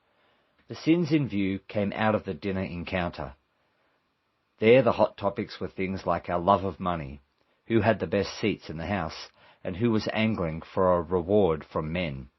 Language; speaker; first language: English; native; English